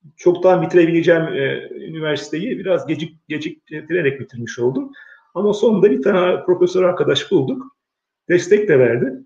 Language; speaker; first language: Turkish; early bilingual, heritage; Turkish